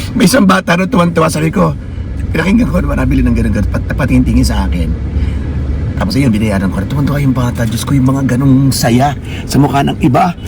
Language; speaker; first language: Filipino; native; Filipino